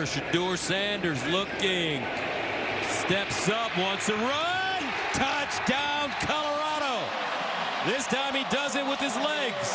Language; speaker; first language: English; native; English